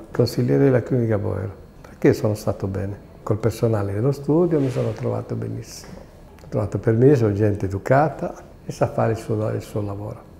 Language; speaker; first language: Italian; native; Italian